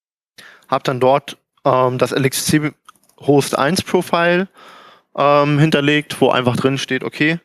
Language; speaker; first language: German; native; German